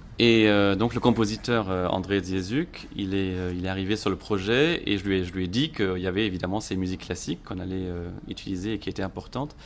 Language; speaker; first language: French; non-native, local second language; Luxembourgish